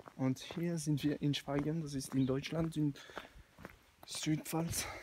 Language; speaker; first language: German; non-native, learner; French